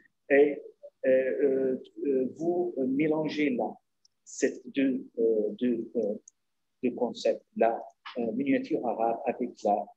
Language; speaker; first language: French; non-native, learner; Arabic